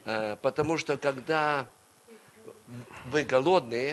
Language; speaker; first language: Polish; non-native, learner; Russian